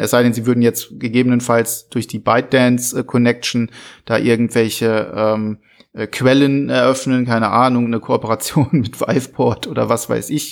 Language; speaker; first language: German; native; German